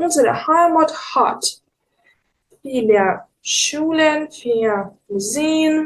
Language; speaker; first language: German; non-native, learner; Ukrainian